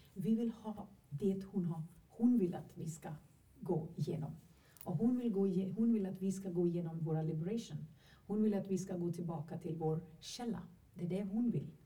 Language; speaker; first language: Swedish; non-native, fluent; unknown